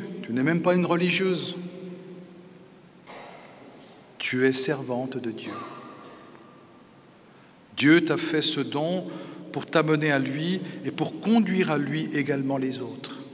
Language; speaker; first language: French; native; French